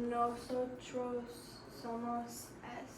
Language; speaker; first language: Spanish; non-native, learner; English